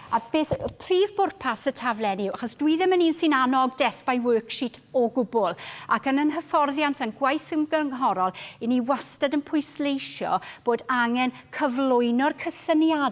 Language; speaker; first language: Welsh; native; Welsh